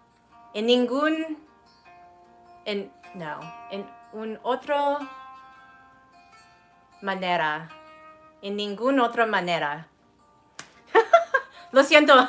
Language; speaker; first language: Spanish; non-native, learner; English